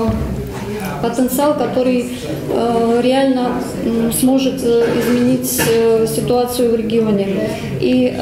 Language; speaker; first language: Russian; native; Russian